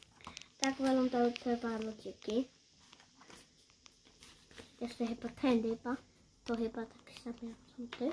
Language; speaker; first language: Polish; early bilingual, heritage; Polish